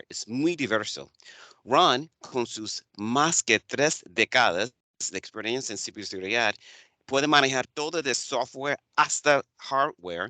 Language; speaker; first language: Spanish; non-native, fluent; English